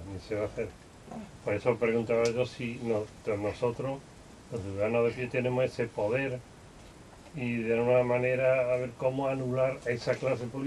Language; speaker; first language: Spanish; native; Spanish